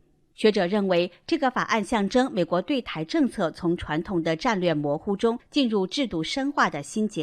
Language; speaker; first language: Chinese; native; Chinese